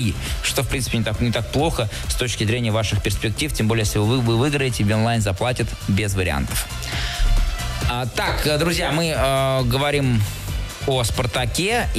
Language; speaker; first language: Russian; native; Russian